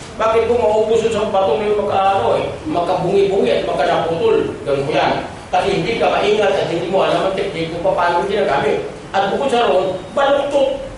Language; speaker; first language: Filipino; non-native, local second language; Cebuano